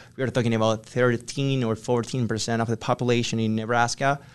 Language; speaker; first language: English; non-native, fluent; Spanish